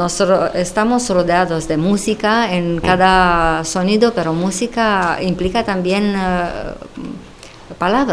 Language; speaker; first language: Spanish; non-native, fluent; Romanian